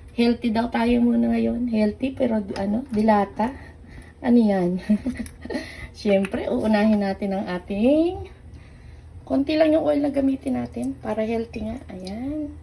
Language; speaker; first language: Filipino; non-native, local second language; Cebuano